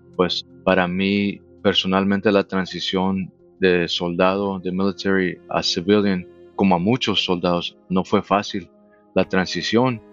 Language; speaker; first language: Spanish; early bilingual, heritage; Spanish